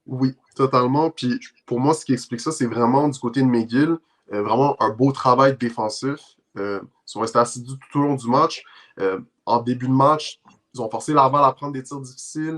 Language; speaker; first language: French; native; French